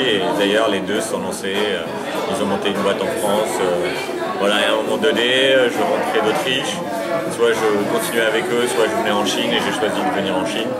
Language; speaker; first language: French; early bilingual, other home language; Arabic